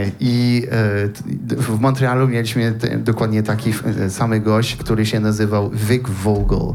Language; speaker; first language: Polish; early bilingual, heritage; Polish